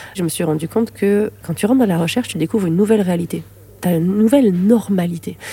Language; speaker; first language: French; native; French